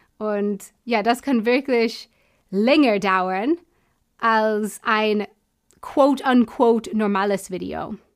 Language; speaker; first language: German; non-native, fluent; English